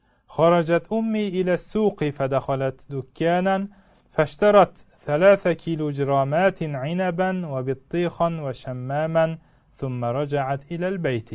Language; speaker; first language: Arabic; non-native, fluent; Uzbek